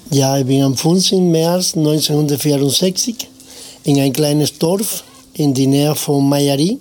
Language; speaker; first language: German; non-native, fluent; Spanish